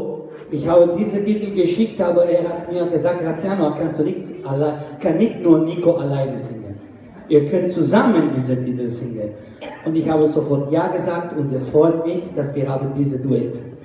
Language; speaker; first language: German; non-native, fluent; Italian